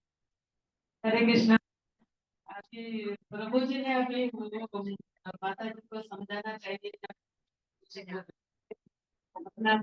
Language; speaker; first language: Hindi; non-native, local second language; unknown